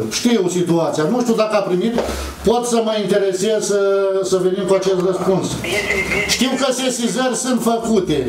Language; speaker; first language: Romanian; native; Romanian